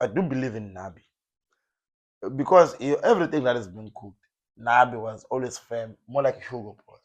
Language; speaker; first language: English; non-native, local second language; Zulu